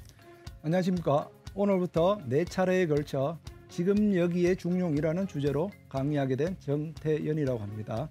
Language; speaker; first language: Korean; native; Korean